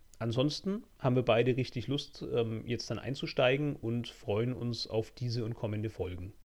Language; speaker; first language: German; native; German